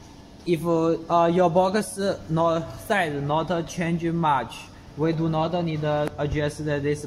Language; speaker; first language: English; non-native, learner; Chinese